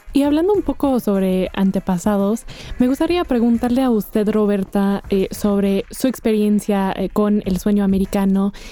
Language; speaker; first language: Spanish; non-native, fluent; English